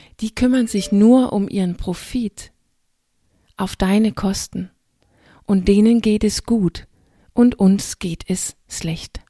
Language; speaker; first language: German; non-native, fluent; Danish